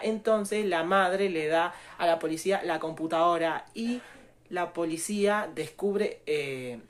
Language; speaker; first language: Spanish; native; Spanish